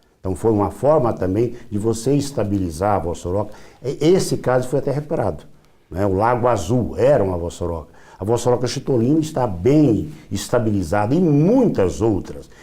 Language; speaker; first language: Portuguese; native; Portuguese